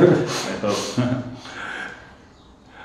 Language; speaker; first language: English; non-native, learner; Spanish